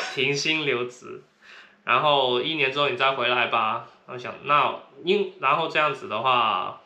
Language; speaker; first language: Chinese; non-native, local second language; Cantonese